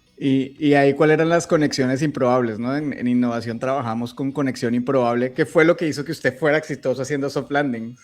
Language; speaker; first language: Spanish; native; Spanish